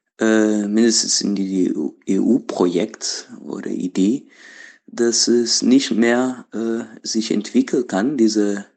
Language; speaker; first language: German; non-native, learner; Portuguese